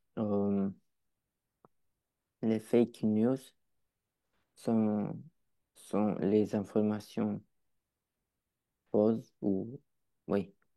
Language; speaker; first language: French; non-native, learner; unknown